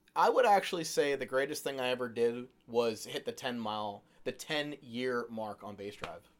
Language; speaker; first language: English; native; English